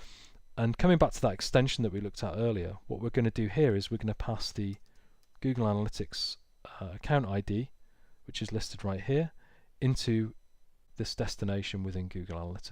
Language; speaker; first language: English; native; English